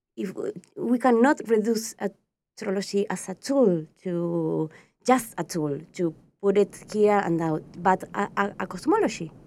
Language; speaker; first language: English; non-native, fluent; Spanish